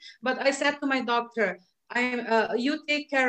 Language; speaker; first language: English; non-native, fluent; Slovenian